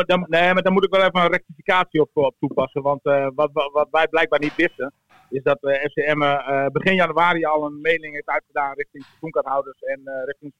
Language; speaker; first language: Dutch; native; Dutch